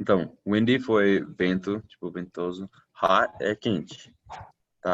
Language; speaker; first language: Portuguese; non-native, fluent; English